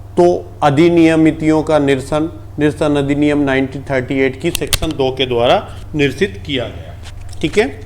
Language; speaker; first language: Hindi; native; Hindi